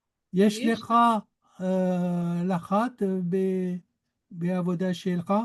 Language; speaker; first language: Hebrew; non-native, learner; French